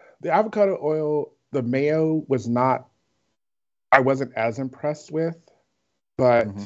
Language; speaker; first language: English; native; English